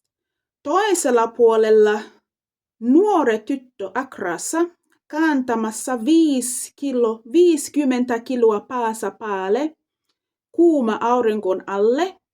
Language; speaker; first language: Finnish; non-native, fluent; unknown